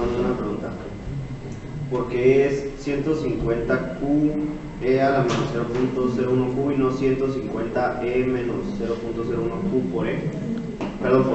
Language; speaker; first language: Spanish; native; Spanish